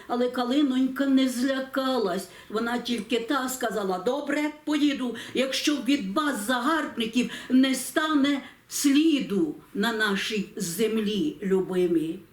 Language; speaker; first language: Ukrainian; native; Ukrainian